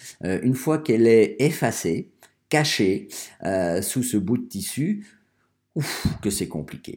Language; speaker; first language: French; native; French